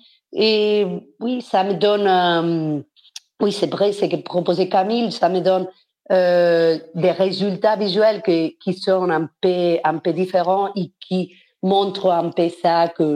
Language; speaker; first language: French; non-native, fluent; Spanish